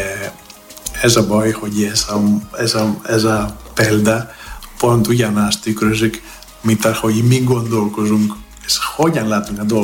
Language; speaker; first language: Hungarian; non-native, learner; Greek